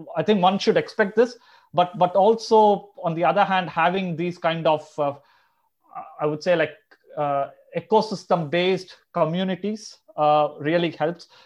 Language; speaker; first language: English; non-native, local second language; Telugu